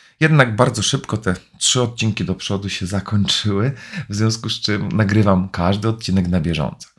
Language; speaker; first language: Polish; native; Polish